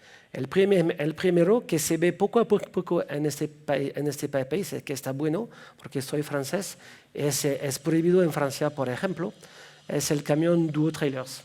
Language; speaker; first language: Spanish; non-native, fluent; French